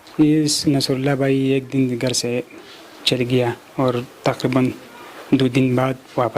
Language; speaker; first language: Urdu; non-native, local second language; Pashto